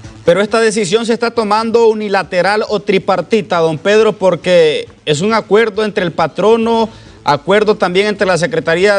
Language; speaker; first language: Spanish; native; Spanish